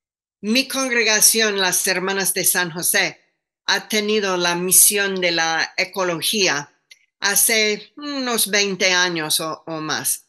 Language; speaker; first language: Spanish; non-native, fluent; English